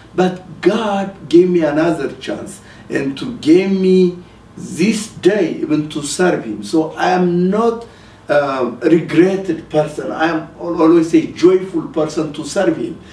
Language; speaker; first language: English; non-native, fluent; Amharic